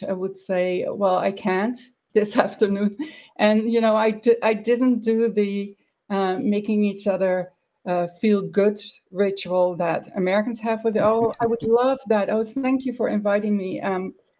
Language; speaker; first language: English; non-native, fluent; Dutch